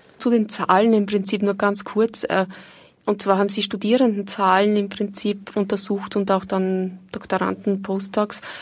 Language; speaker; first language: German; native; German